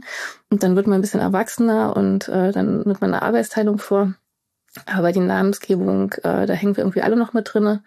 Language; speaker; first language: German; native; German